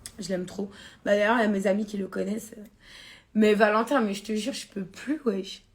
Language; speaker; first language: French; native; French